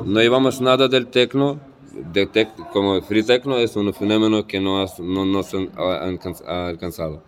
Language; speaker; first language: Spanish; non-native, fluent; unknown